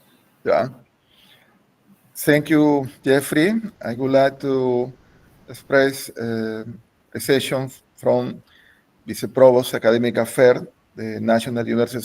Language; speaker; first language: English; non-native, learner; Spanish